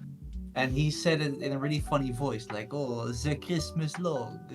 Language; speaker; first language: English; native; English